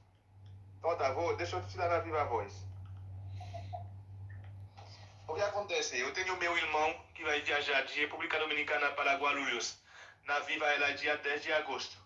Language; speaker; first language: Portuguese; non-native, fluent; Haitian Creole